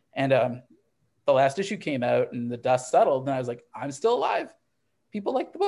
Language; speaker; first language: English; native; English